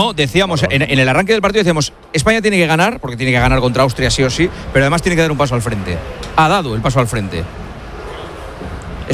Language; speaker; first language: Spanish; native; Spanish